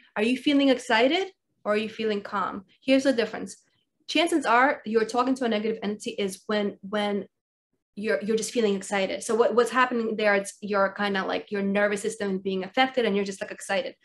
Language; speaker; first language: English; early bilingual, other home language; Russian